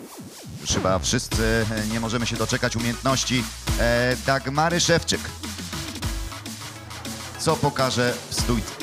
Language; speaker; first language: Polish; native; Polish